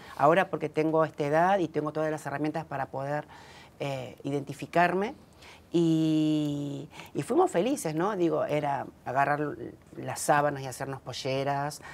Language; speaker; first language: Spanish; native; Spanish